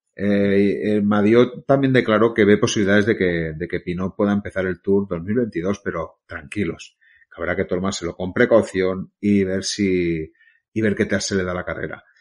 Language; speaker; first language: Spanish; native; Spanish